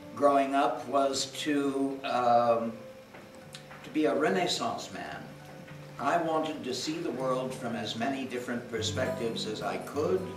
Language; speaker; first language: English; native; English